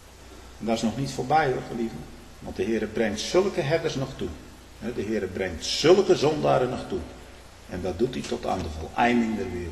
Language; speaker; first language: Dutch; native; Dutch